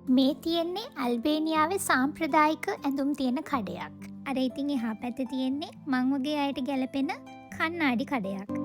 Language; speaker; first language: Sinhala; native; Sinhala